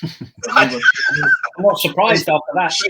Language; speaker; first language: English; native; English